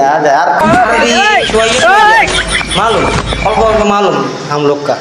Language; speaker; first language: Hindi; non-native, learner; Bangla